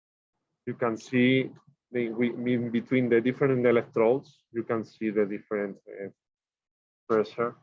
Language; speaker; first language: English; non-native, learner; Spanish